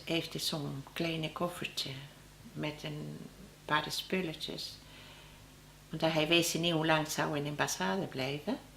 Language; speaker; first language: Dutch; non-native, learner; Spanish